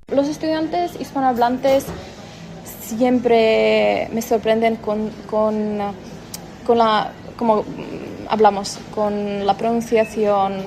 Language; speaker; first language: Spanish; non-native, fluent; Czech